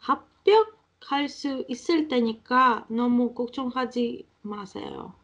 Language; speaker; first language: Korean; non-native, learner; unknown